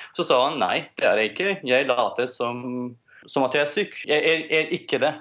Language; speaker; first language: Norwegian; non-native, fluent; Romanian